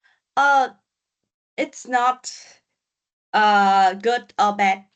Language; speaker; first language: English; non-native, learner; Vietnamese